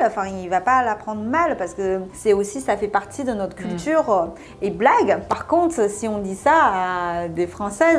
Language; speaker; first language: French; non-native, fluent; Chinese